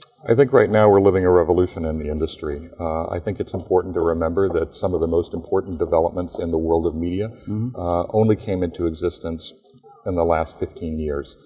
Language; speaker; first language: English; native; English